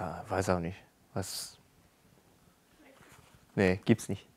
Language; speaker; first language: German; non-native, learner; Japanese